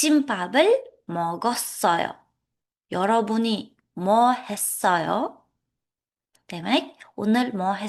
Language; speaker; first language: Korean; non-native, fluent; Uzbek